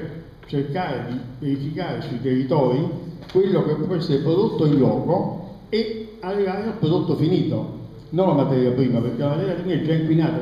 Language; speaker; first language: Italian; native; Italian